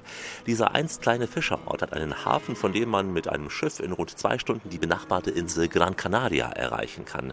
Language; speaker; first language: German; native; German